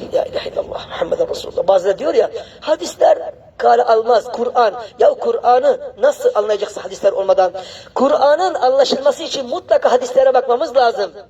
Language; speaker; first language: Turkish; non-native, fluent; Arabic